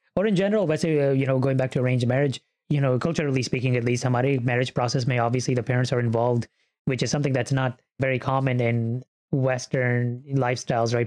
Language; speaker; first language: English; early bilingual, other home language; Urdu